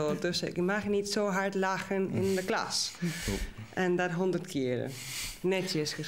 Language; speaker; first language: Dutch; non-native, learner; Spanish